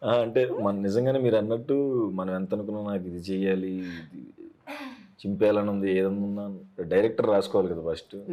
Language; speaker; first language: Telugu; native; Telugu